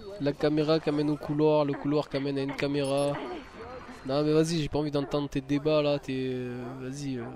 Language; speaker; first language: French; native; French